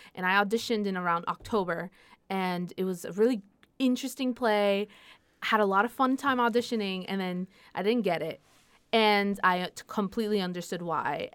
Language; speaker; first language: English; non-native, fluent; Spanish